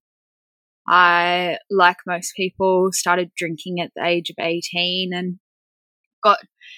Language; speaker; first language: English; native; English